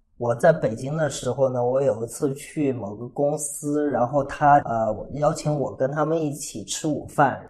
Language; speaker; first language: Chinese; native; Chinese